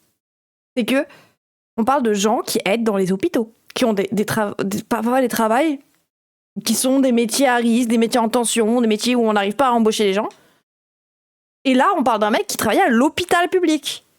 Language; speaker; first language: French; native; French